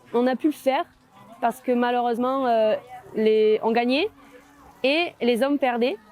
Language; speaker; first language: French; native; French